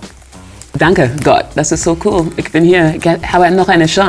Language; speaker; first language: German; non-native, fluent; English